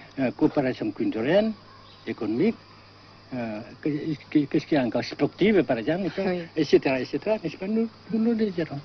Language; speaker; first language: French; non-native, fluent; Vietnamese